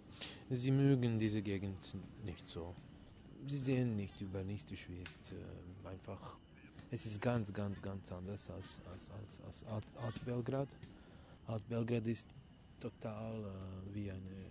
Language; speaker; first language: German; non-native, fluent; Serbian